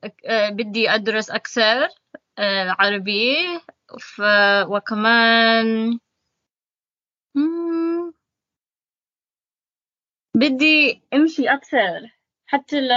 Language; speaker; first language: Arabic; non-native, learner; English